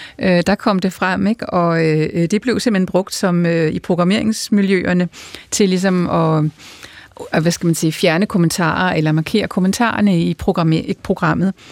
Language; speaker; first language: Danish; early bilingual, other home language; German